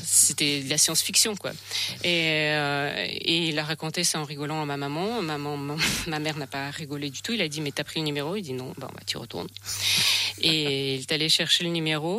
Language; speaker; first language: French; non-native, fluent; Russian